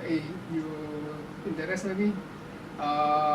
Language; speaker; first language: English; non-native, learner; Indonesian